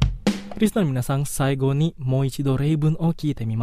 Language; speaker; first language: Japanese; non-native, fluent; Indonesian